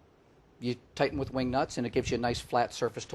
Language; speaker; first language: English; native; English